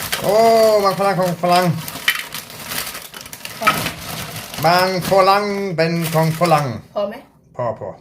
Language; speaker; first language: Thai; non-native, learner; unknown